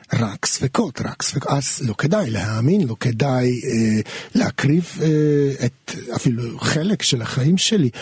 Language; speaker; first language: Hebrew; non-native, fluent; Polish